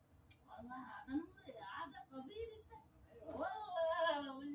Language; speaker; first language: Arabic; non-native, learner; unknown